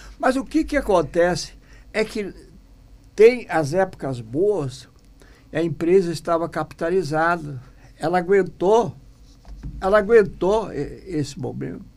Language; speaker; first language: Portuguese; non-native, local second language; German